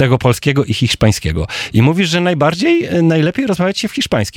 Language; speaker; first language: Polish; native; Polish